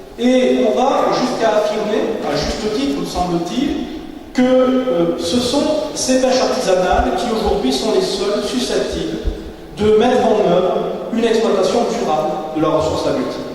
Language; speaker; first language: French; native; French